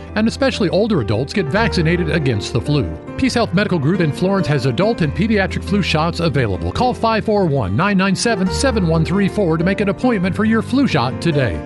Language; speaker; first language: English; native; English